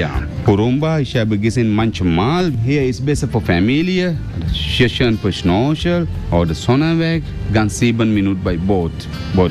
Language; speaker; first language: German; non-native, learner; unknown